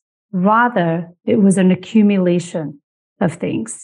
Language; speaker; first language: English; native; English